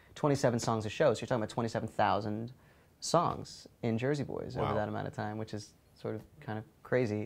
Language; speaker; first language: English; native; English